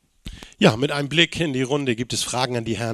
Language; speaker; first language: German; native; German